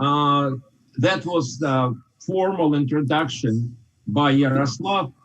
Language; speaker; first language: English; non-native, fluent; Russian